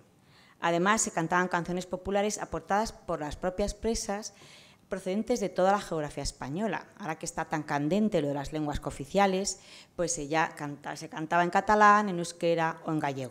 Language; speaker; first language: Spanish; native; Spanish